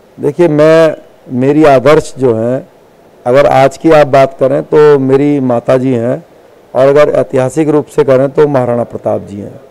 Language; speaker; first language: Hindi; native; Hindi